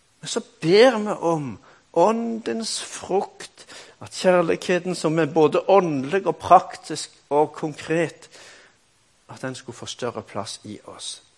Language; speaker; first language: Norwegian; native; Norwegian